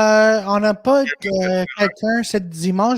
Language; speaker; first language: French; non-native, local second language; English